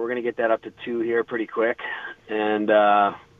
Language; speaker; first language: English; native; English